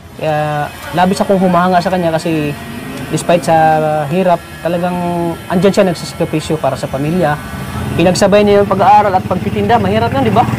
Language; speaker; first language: Filipino; non-native, local second language; Cebuano